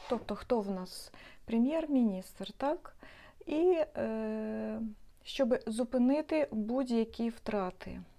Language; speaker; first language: Ukrainian; non-native, local second language; Russian